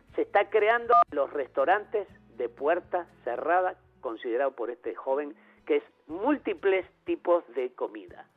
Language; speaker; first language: Spanish; native; Spanish